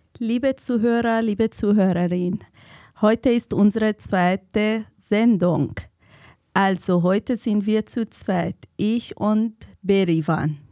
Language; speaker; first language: German; non-native, fluent; Kurdish